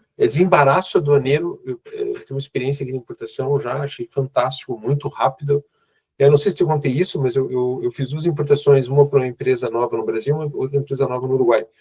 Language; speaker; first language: Portuguese; native; Portuguese